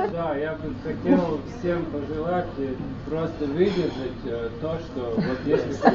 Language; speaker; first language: Russian; non-native, fluent; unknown